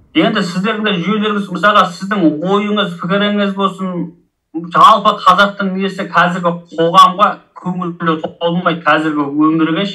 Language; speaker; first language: Kazakh; early bilingual, heritage; Kazakh